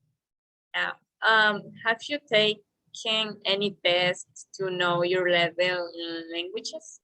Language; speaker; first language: English; non-native, learner; Spanish